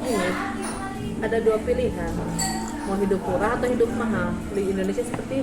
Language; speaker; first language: Indonesian; native; Indonesian